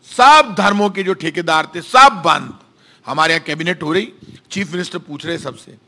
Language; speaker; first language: Hindi; native; Hindi